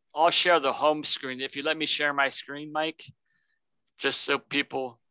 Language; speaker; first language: English; native; English